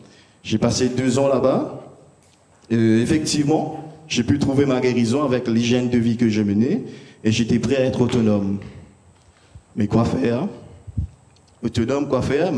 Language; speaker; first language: French; native; French